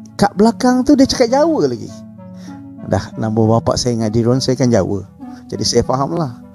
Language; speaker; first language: Malay; native; Malay